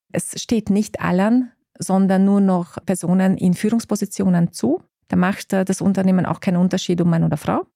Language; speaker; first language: German; non-native, fluent; Hungarian